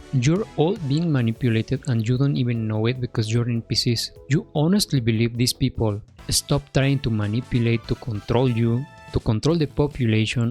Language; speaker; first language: English; non-native, fluent; Spanish